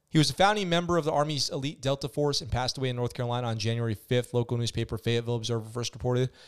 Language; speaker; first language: English; native; English